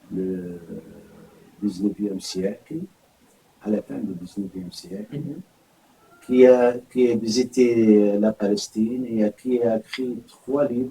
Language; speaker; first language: French; non-native, fluent; Arabic